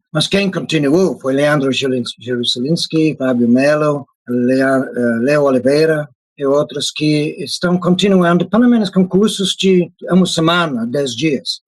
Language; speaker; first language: Portuguese; non-native, fluent; English